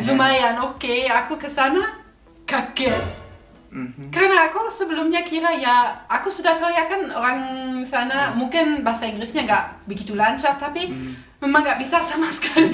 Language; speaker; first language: Indonesian; non-native, fluent; German